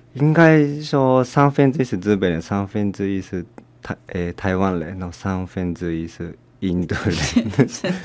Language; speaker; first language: Chinese; non-native, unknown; Japanese